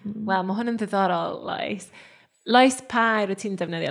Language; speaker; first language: Welsh; non-native, local second language; Spanish